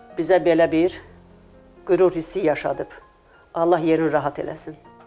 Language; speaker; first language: Azerbaijani; non-native, local second language; Lezghian